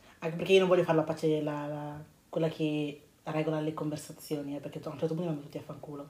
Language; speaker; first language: Italian; early bilingual, other home language; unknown